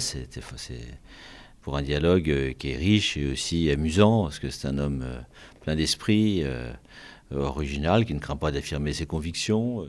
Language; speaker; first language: French; native; French